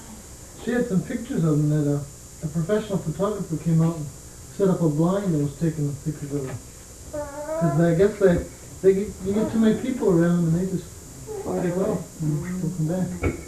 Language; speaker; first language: English; native; English